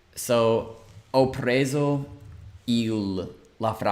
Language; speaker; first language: Italian; non-native, fluent; English